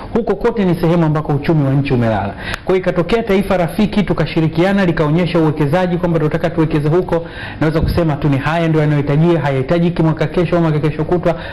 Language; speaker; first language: Swahili; native; Swahili